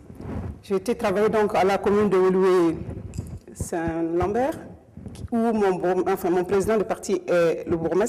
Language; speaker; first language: French; non-native, local second language; Mossi